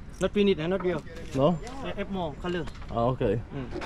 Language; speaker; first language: English; non-native, learner; Polish